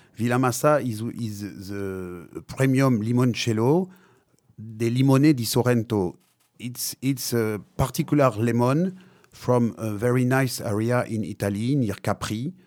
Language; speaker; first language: English; non-native, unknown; French